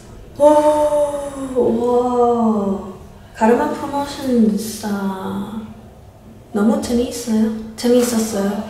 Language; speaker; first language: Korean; non-native, learner; English